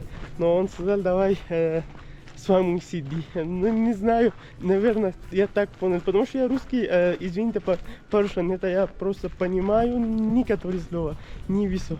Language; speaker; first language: Russian; non-native, learner; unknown